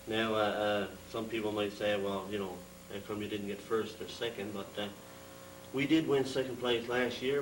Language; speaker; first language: English; native; English